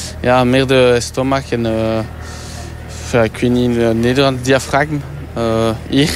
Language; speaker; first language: Dutch; non-native, learner; French